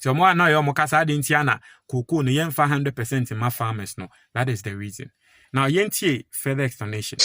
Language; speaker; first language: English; non-native, local second language; Akan